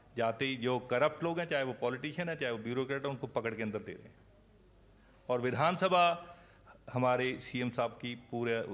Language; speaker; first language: Hindi; non-native, local second language; Punjabi